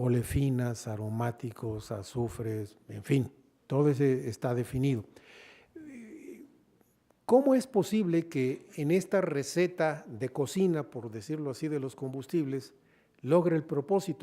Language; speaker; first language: Spanish; native; Spanish